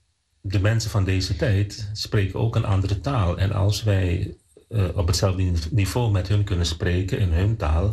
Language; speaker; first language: Dutch; non-native, fluent; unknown